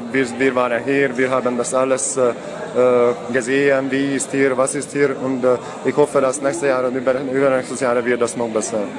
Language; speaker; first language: German; non-native, learner; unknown